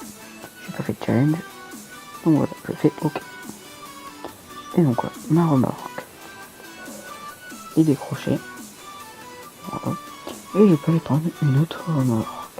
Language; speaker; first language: French; native; French